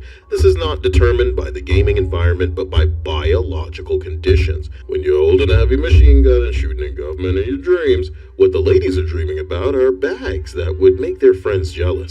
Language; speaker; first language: English; native; English